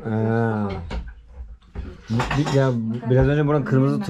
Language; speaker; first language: Turkish; native; Turkish